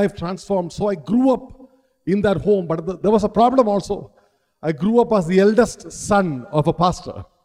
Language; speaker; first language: English; non-native, local second language; Malayalam